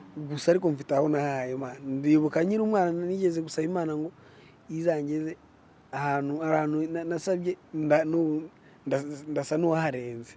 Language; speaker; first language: Kinyarwanda; early bilingual, other home language; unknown